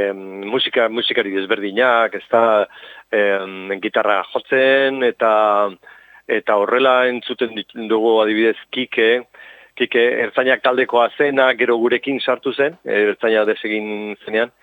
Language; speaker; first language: Basque; non-native, local second language; Spanish